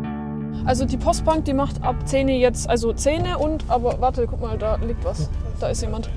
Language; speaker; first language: German; native; German